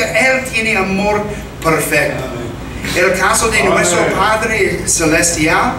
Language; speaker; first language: Spanish; non-native, fluent; English